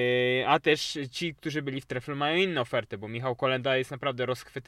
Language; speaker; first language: Polish; native; Polish